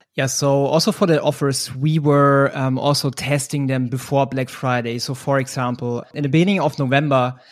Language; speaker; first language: English; non-native, fluent; German